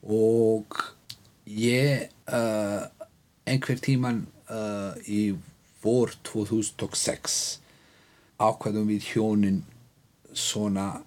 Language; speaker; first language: Icelandic; non-native, fluent; Bosnian